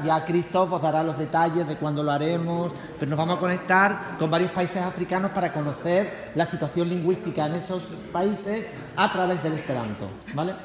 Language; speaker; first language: Spanish; native; Spanish